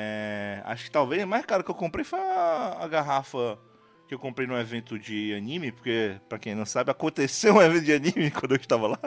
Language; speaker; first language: Portuguese; native; Portuguese